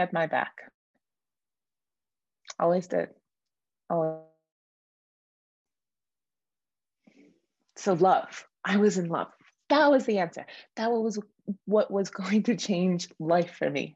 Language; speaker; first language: English; native; English